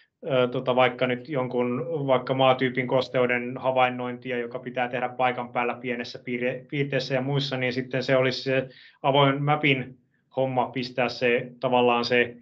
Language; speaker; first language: Finnish; native; Finnish